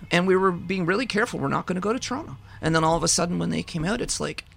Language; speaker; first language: English; native; English